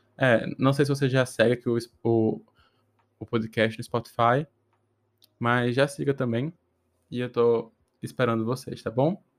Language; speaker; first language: Portuguese; native; Portuguese